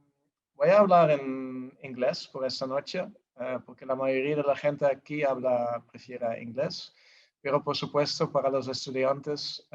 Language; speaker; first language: Spanish; non-native, learner; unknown